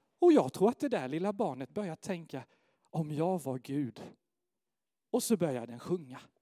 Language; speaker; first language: Swedish; non-native, fluent; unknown